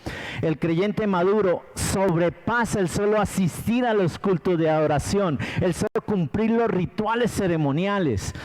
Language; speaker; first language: Spanish; native; Spanish